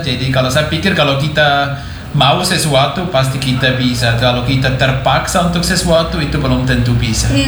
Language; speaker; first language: Indonesian; non-native, fluent; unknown